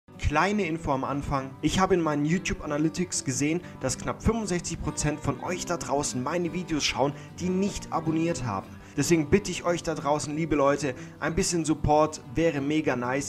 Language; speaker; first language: German; native; German